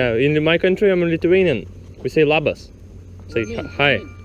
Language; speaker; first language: English; non-native, learner; Lithuanian